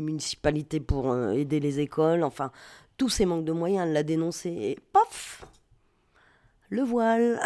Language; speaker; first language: French; native; French